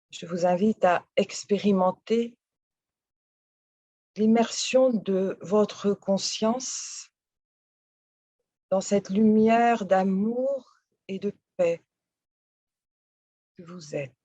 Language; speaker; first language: French; native; French